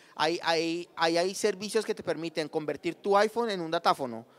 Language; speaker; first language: Spanish; native; Spanish